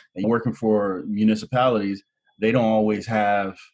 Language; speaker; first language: English; native; English